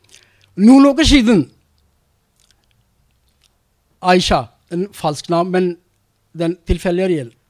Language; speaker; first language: Norwegian; non-native, learner; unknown